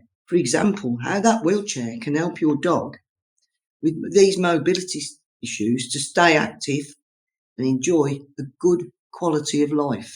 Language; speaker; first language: English; native; English